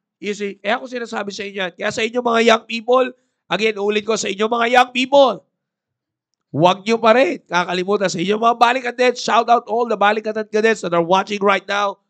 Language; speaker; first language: Filipino; native; Filipino